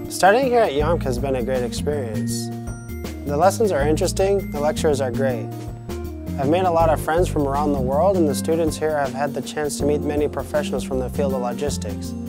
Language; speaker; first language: English; native; English